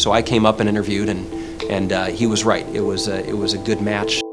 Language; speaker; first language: English; native; English